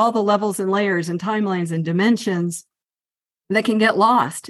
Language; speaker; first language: English; native; English